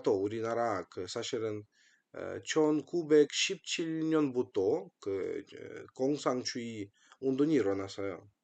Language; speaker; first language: Korean; non-native, fluent; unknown